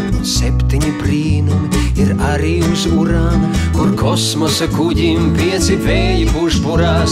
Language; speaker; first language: Latvian; native; Latvian